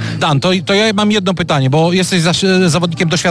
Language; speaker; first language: Polish; native; Polish